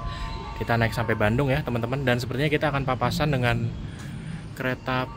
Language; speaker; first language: Indonesian; native; Indonesian